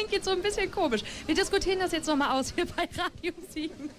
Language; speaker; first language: German; native; German